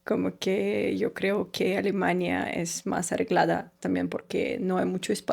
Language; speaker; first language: Spanish; non-native, fluent; Russian